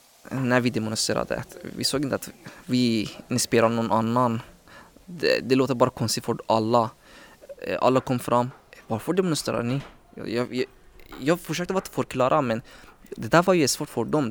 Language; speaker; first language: Swedish; non-native, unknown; Persian